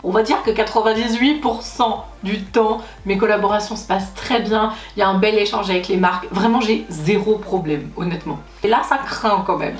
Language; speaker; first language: French; native; French